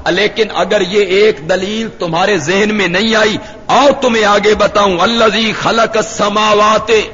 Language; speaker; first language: Urdu; non-native, local second language; Punjabi